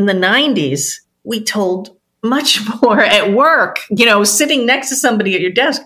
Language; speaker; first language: English; native; English